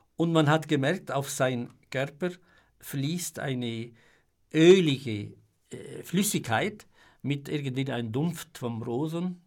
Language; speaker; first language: German; non-native, fluent; Arabic